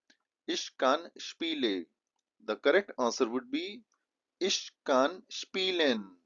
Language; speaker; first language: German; non-native, fluent; Hindi